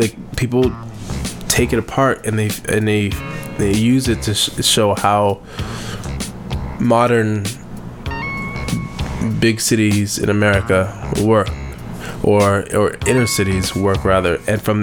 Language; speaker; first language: English; native; English